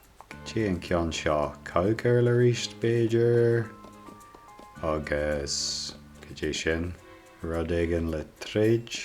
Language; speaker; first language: Irish; non-native, local second language; English